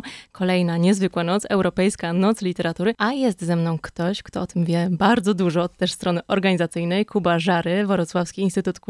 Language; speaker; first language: Polish; native; Polish